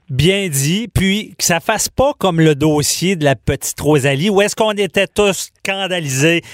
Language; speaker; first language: French; native; French